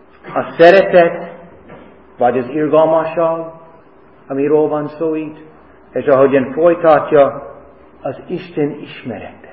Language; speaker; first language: Hungarian; non-native, fluent; English